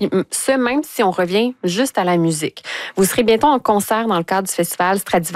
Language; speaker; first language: French; native; French